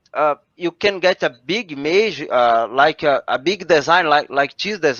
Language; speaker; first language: English; non-native, learner; Portuguese